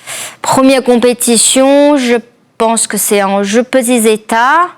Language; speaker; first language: French; non-native, fluent; Chinese